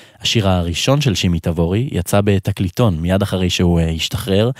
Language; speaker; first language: Hebrew; native; Hebrew